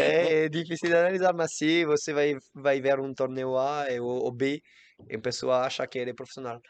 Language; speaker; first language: Portuguese; non-native, learner; French